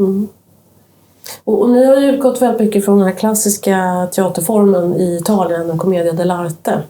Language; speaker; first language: Swedish; native; Swedish